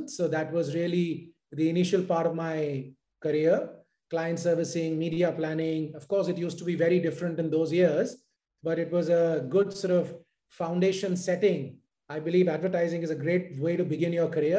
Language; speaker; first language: English; non-native, local second language; Hindi